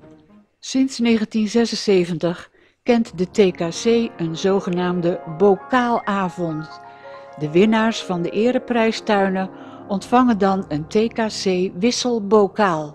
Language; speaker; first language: Dutch; native; Dutch